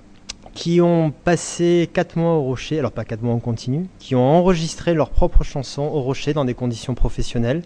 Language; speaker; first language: French; native; French